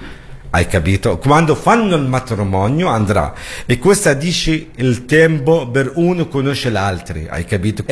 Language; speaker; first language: Italian; non-native, learner; Arabic